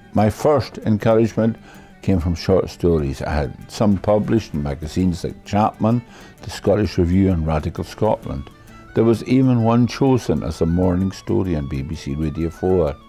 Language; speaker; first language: English; native; English